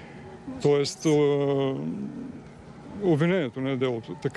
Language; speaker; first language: Bulgarian; native; Bulgarian